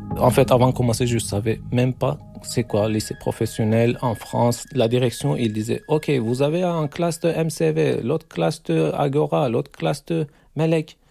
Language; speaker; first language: French; non-native, fluent; Turkish